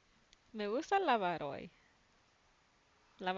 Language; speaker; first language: Spanish; early bilingual, heritage; English